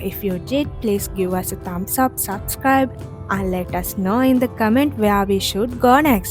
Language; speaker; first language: English; non-native, fluent; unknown